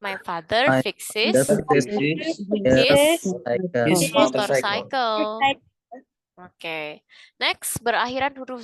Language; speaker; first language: English; non-native, fluent; Indonesian